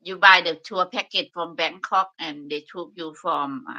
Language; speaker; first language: English; non-native, learner; Thai